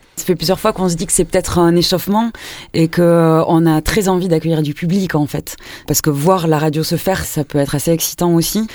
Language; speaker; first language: French; native; French